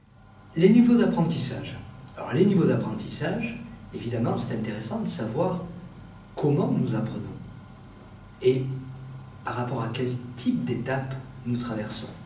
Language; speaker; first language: French; native; French